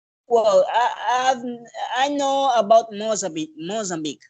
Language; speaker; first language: English; non-native, learner; Portuguese